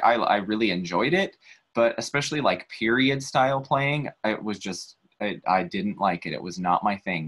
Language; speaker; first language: English; native; English